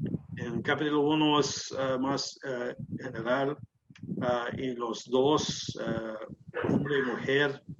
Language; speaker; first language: Spanish; non-native, learner; English